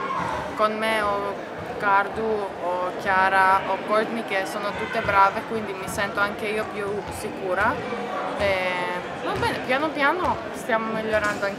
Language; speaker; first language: Italian; non-native, fluent; Greek